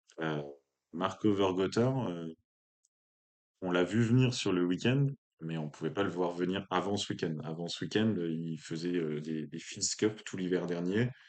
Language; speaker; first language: French; native; French